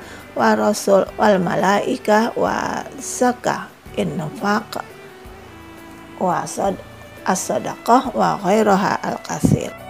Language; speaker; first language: Arabic; non-native, fluent; Indonesian